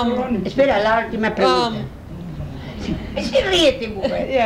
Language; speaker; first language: Spanish; early bilingual, heritage; Spanish